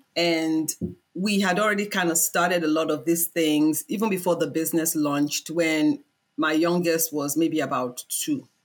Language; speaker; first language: English; non-native, local second language; Yoruba